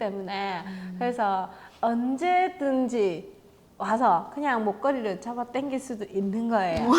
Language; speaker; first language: Korean; non-native, fluent; Vietnamese